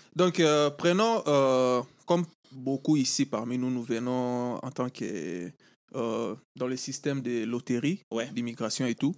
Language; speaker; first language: French; non-native, local second language; Lingala